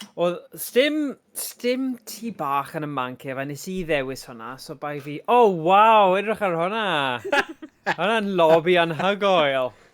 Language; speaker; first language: Welsh; native; Welsh